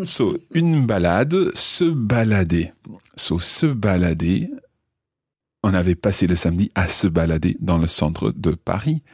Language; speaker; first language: French; non-native, fluent; English